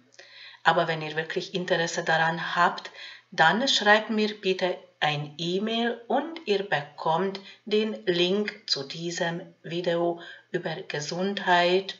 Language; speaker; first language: German; non-native, fluent; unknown